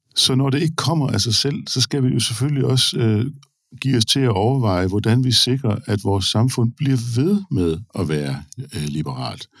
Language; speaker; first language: Danish; native; Danish